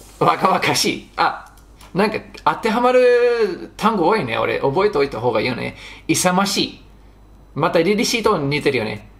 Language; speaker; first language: Japanese; non-native, fluent; English